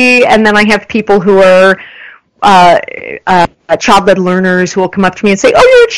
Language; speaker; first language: English; native; English